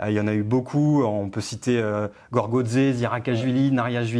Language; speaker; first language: French; native; French